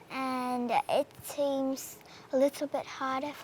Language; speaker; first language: English; non-native, fluent; Vietnamese